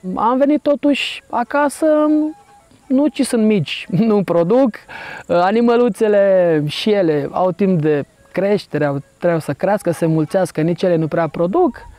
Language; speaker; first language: Romanian; native; Romanian